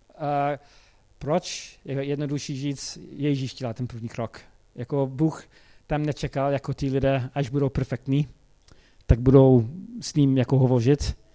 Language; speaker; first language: Czech; non-native, fluent; English